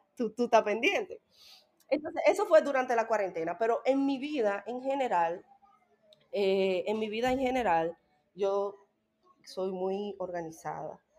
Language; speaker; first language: Spanish; native; Spanish